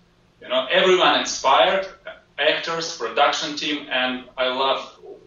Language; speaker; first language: English; non-native, fluent; Russian